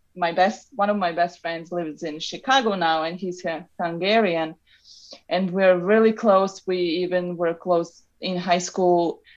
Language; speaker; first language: English; non-native, fluent; Serbian